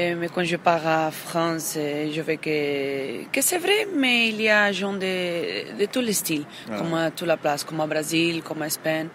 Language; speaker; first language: French; non-native, learner; Portuguese